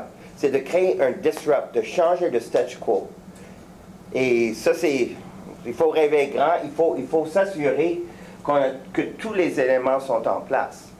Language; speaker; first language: French; native; French